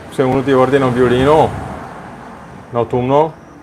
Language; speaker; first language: Italian; non-native, fluent; German